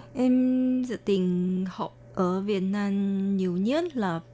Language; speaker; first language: Vietnamese; non-native, fluent; Chinese